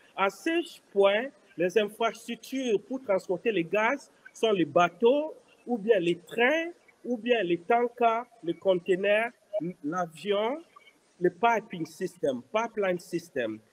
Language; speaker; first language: French; non-native, local second language; Lingala